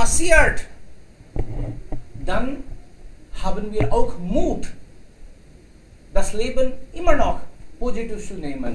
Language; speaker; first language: German; non-native, learner; Hindi